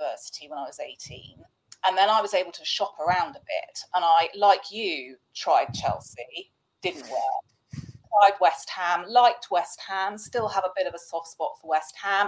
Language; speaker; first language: English; native; English